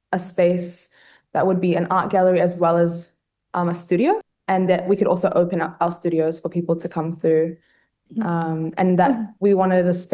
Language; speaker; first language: English; native; English